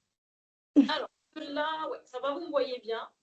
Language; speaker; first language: French; native; French